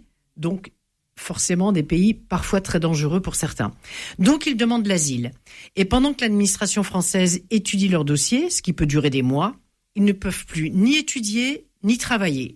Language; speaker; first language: French; native; French